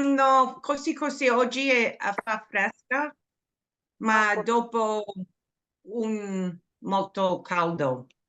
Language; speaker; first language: Italian; non-native, learner; English